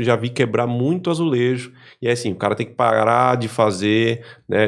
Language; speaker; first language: Portuguese; native; Portuguese